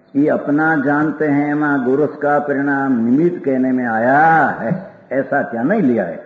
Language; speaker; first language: Hindi; non-native, local second language; Gujarati